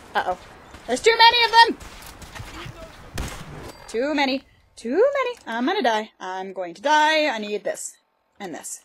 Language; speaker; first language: English; native; English